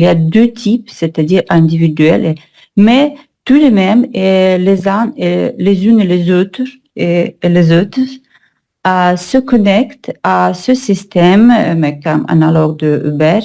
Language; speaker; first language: French; non-native, learner; Russian